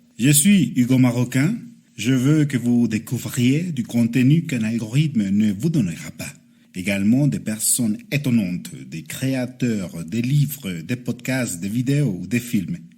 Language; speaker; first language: French; non-native, fluent; Spanish